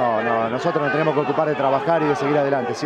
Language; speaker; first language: Spanish; native; Spanish